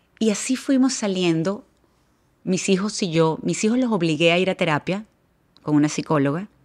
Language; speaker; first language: Spanish; native; Spanish